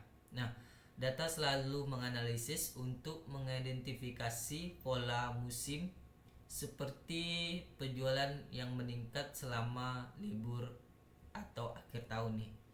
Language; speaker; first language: Indonesian; native; Indonesian